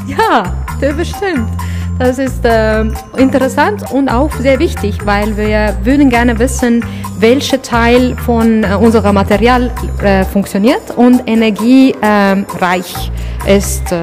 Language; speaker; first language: German; non-native, learner; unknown